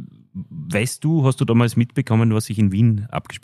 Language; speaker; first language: German; native; German